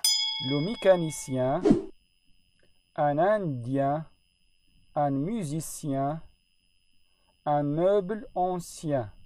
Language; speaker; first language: French; non-native, fluent; Arabic